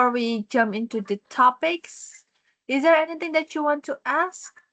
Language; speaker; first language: English; non-native, fluent; Indonesian